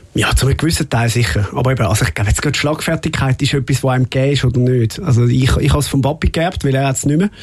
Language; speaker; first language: German; native; German